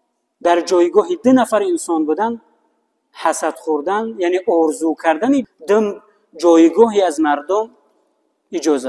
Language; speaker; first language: Persian; native; Persian